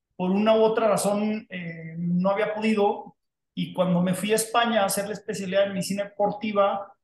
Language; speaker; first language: Spanish; native; Spanish